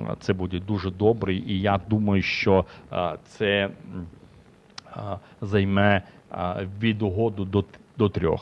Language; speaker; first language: Ukrainian; non-native, local second language; Russian